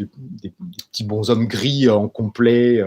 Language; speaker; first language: French; native; French